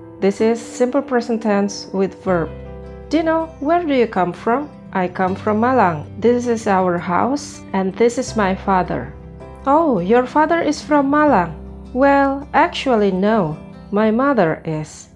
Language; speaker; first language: English; non-native, fluent; Indonesian